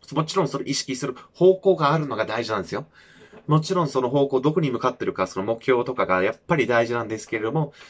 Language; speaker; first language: Japanese; non-native, fluent; English